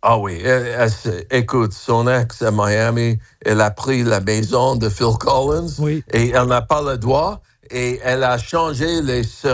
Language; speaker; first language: French; non-native, fluent; English